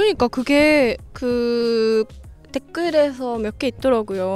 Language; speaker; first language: Korean; non-native, fluent; Japanese